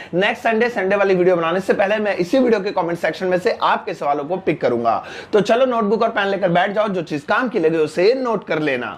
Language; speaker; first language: Hindi; native; Hindi